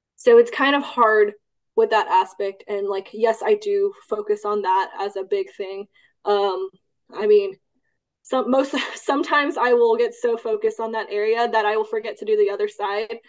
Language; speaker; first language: English; early bilingual, other home language; Cantonese